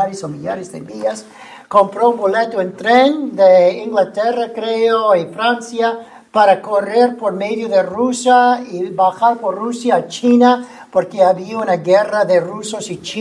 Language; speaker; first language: Spanish; non-native, fluent; English